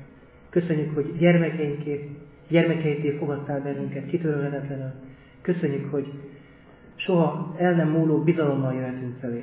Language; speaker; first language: Hungarian; native; Hungarian